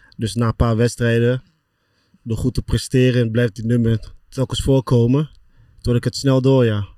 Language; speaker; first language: Dutch; early bilingual, other home language; Lingala